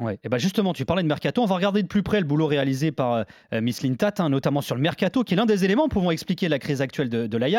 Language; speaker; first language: French; native; French